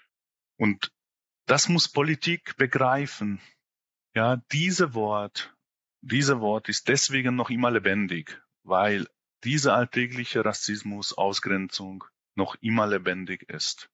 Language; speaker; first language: German; non-native, fluent; Hungarian